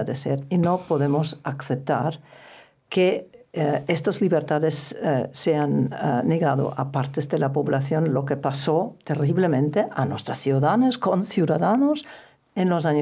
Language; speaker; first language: Spanish; non-native, fluent; German